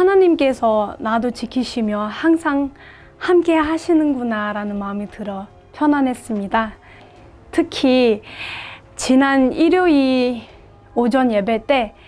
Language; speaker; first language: Korean; non-native, fluent; Burmese